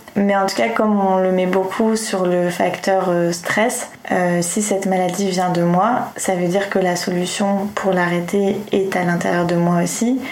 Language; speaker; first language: French; native; French